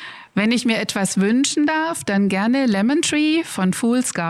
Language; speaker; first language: German; native; German